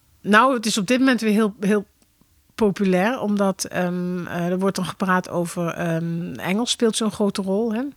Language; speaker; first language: Dutch; native; Dutch